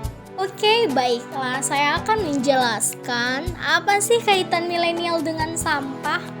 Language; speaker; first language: Indonesian; native; Indonesian